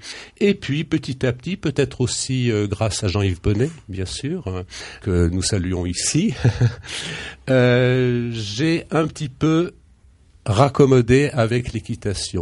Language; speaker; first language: French; native; French